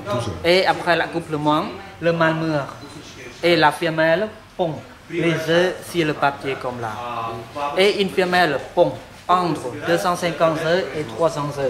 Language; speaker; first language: French; non-native, fluent; Khmer